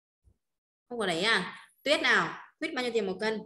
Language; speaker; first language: Vietnamese; native; Vietnamese